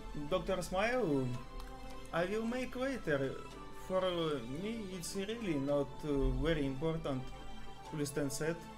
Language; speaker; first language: English; non-native, learner; Russian